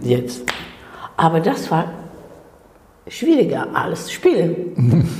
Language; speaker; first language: German; non-native, fluent; Spanish